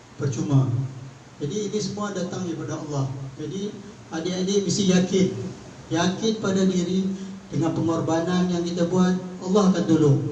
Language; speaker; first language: Malay; native; Malay